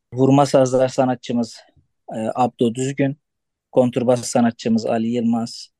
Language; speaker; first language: Turkish; non-native, local second language; Arabic